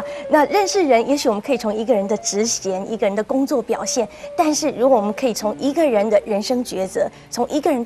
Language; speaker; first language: Chinese; native; Chinese